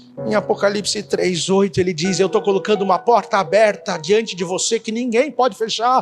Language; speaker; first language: Portuguese; native; Portuguese